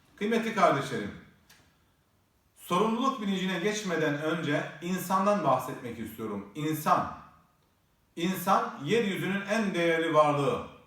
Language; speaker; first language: Turkish; native; Turkish